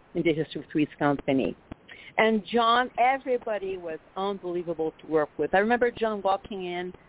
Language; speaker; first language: English; non-native, fluent; French